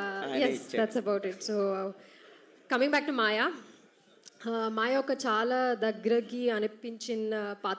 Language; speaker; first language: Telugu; non-native, learner; Malayalam